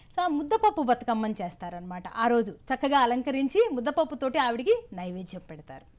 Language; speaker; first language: Telugu; native; Telugu